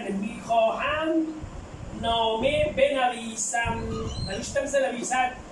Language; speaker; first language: Persian; non-native, fluent; Urdu